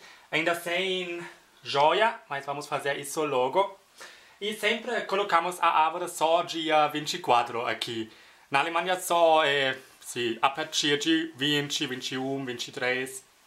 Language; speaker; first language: Portuguese; non-native, fluent; German